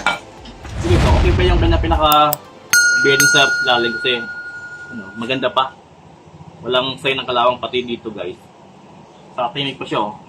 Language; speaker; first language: Filipino; native; Filipino